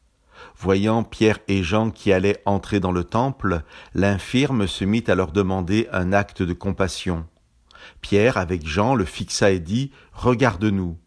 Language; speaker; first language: French; native; French